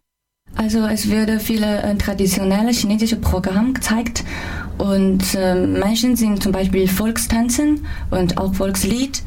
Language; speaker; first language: German; non-native, fluent; Chinese